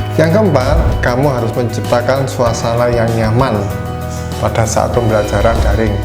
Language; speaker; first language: Indonesian; native; Indonesian